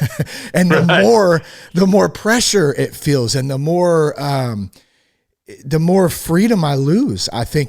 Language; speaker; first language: English; native; English